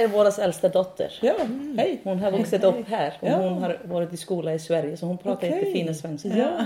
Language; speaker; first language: Swedish; non-native, fluent; Icelandic